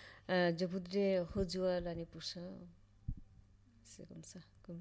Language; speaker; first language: French; non-native, learner; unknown